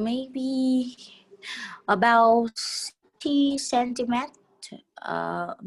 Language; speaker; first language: English; non-native, learner; Vietnamese